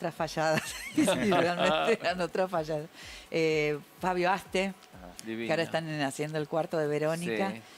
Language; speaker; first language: Spanish; native; Spanish